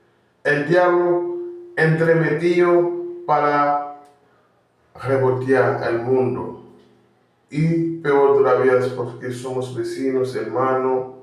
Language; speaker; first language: Spanish; non-native, learner; Haitian Creole